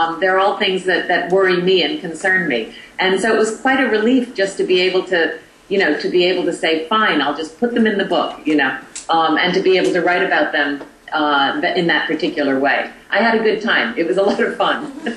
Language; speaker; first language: English; native; English